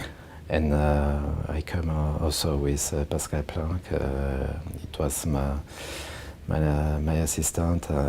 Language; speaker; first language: English; non-native, learner; French